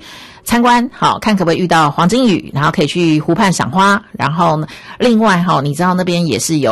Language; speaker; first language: Chinese; native; Chinese